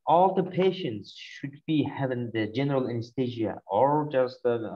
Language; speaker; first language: English; non-native, learner; Mongolian